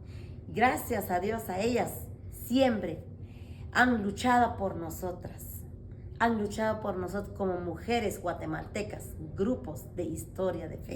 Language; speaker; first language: Spanish; non-native, local second language; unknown